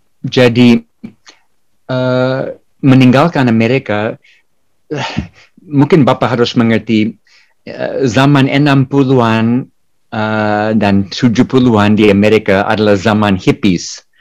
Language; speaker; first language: Indonesian; non-native, fluent; English